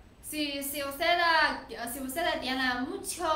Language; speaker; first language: Spanish; non-native, learner; Chinese